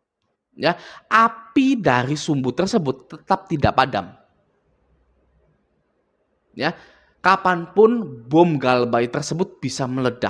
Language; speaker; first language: Indonesian; native; Indonesian